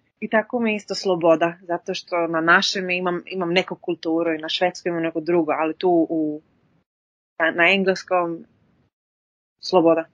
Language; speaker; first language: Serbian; early bilingual, heritage; Serbian